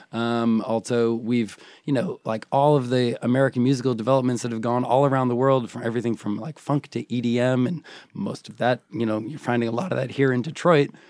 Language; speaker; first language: English; native; English